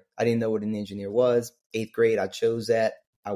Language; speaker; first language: English; native; English